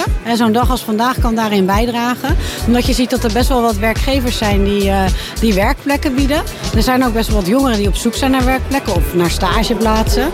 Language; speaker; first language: Dutch; native; Dutch